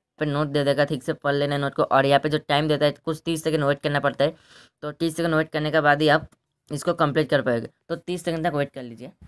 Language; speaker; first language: Hindi; non-native, local second language; Bangla